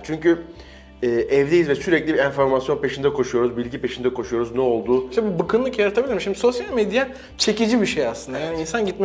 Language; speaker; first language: Turkish; native; Turkish